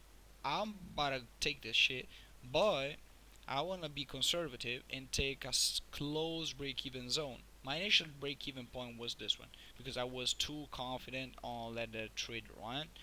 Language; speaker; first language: English; non-native, fluent; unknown